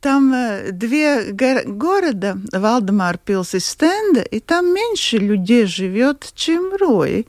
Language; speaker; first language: Russian; non-native, local second language; Latvian